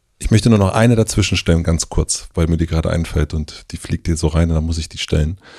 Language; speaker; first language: German; native; German